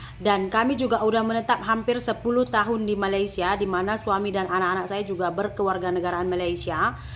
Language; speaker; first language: Indonesian; native; Indonesian